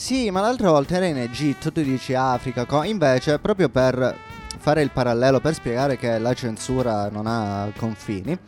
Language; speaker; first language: Italian; native; Italian